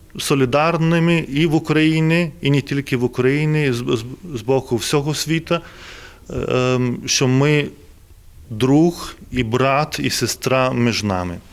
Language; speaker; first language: Ukrainian; non-native, fluent; Lithuanian